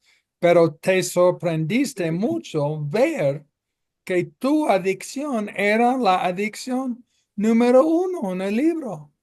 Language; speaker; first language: Spanish; non-native, fluent; English